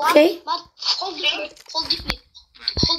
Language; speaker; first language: English; non-native, learner; Russian